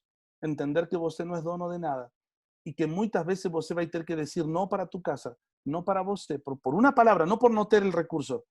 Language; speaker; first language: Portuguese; non-native, learner; Spanish